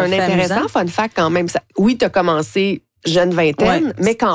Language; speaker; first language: French; native; French